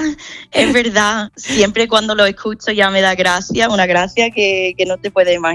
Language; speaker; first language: Spanish; non-native, fluent; English